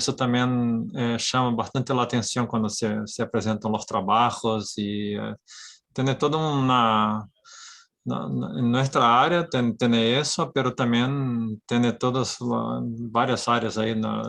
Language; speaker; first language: Spanish; non-native, fluent; Portuguese